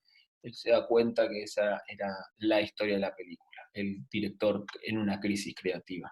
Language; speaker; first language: Spanish; native; Spanish